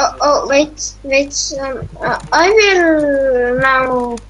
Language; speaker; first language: English; non-native, learner; Estonian